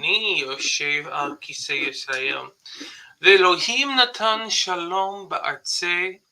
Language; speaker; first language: Hebrew; non-native, fluent; English